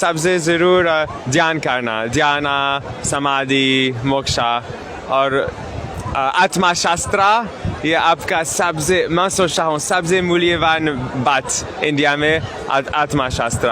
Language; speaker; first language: Hindi; non-native, learner; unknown